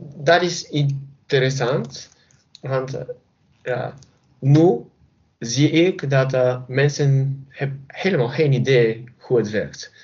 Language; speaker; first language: Dutch; non-native, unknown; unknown